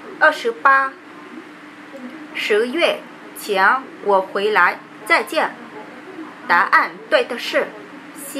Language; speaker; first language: Chinese; non-native, learner; Vietnamese